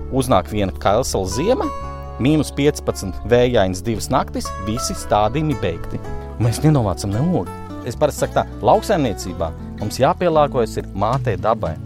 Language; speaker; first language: Latvian; native; Latvian